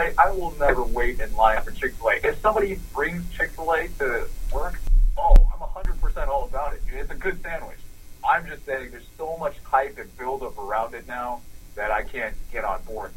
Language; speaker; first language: English; native; English